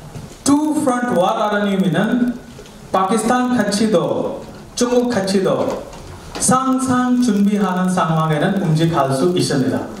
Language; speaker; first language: Korean; non-native, learner; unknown